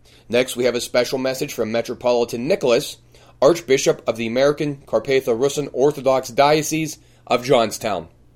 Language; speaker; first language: English; native; English